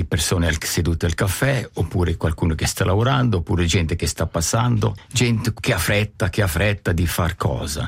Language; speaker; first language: Italian; native; Italian